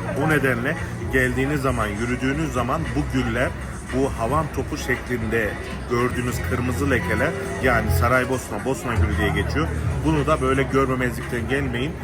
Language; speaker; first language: Turkish; native; Turkish